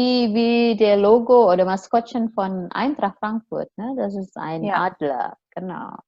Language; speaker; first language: German; non-native, fluent; Indonesian